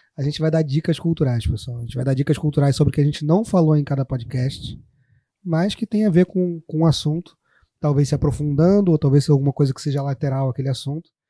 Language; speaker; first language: Portuguese; native; Portuguese